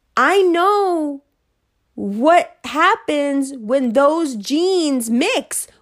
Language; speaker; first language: English; early bilingual, other home language; Hindi